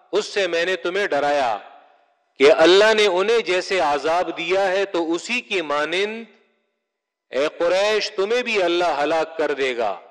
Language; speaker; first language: Urdu; non-native, local second language; Pashto